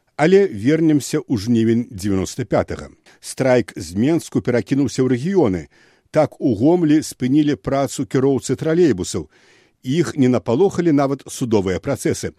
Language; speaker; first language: Belarusian; native; Belarusian